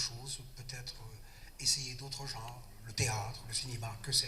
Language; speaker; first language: French; non-native, local second language; Kabyle